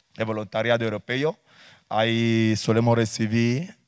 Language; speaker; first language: Spanish; non-native, fluent; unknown